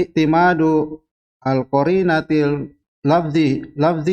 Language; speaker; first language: Arabic; non-native, learner; Indonesian